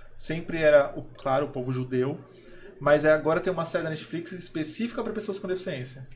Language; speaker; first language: Portuguese; native; Portuguese